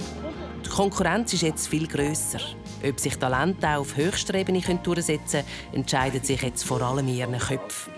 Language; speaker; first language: German; native; German